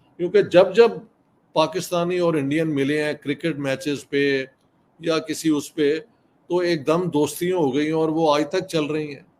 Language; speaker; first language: Urdu; non-native, local second language; Punjabi